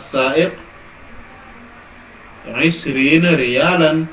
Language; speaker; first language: Arabic; non-native, fluent; Wolof